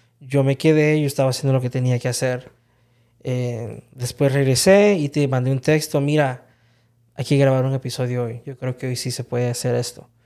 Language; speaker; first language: Spanish; early bilingual, heritage; Spanish